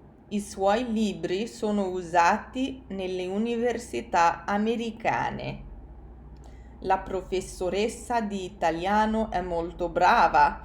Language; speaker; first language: Italian; non-native, fluent; English